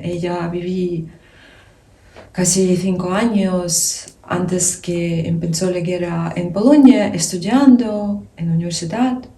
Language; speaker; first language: Spanish; non-native, fluent; Ukrainian